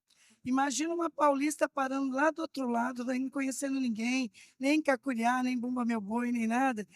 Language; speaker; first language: Portuguese; native; Portuguese